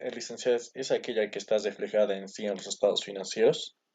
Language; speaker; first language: Spanish; native; Spanish